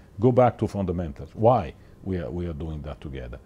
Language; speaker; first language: English; non-native, fluent; Italian